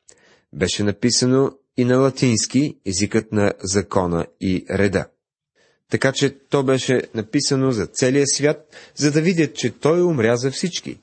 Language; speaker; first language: Bulgarian; native; Bulgarian